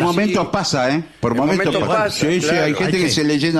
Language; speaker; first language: Spanish; native; Spanish